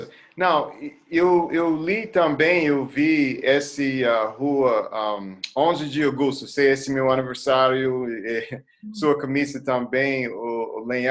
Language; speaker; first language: Portuguese; non-native, learner; English